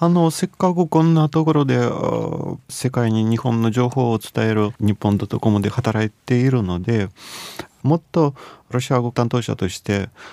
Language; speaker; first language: Japanese; non-native, fluent; Russian